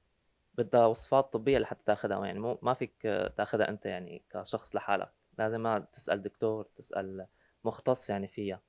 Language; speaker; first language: Arabic; native; Arabic